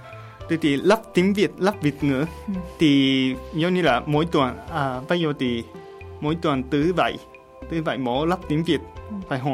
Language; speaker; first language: Vietnamese; non-native, learner; Japanese